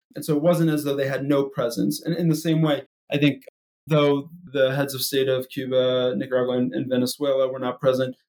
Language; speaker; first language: English; native; English